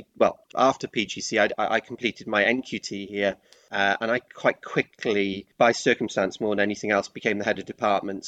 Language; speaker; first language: English; native; English